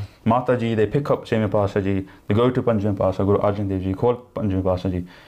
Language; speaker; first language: English; early bilingual, other home language; Punjabi